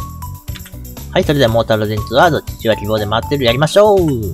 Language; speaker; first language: Japanese; native; Japanese